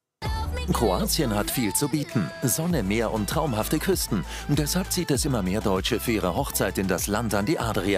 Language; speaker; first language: German; native; German